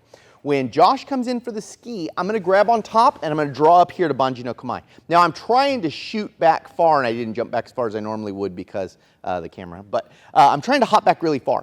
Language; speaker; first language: English; native; English